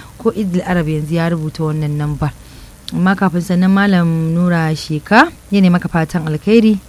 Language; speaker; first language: Hausa; native; Hausa